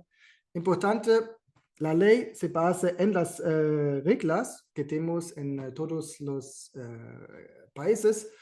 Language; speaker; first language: Spanish; non-native, fluent; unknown